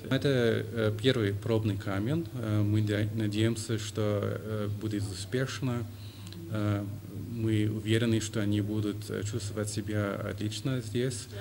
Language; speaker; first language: Russian; non-native, fluent; English